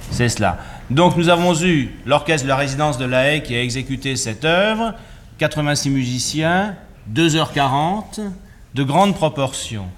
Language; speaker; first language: French; native; French